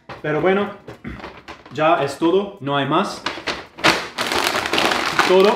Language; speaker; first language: Spanish; non-native, fluent; German